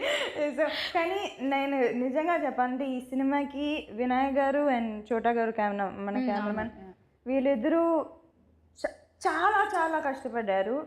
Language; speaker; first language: Telugu; non-native, fluent; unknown